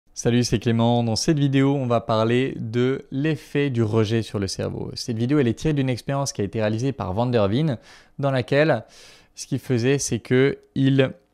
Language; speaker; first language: French; native; French